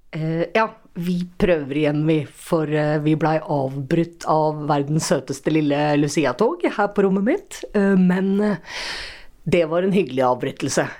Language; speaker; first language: Norwegian; native; Norwegian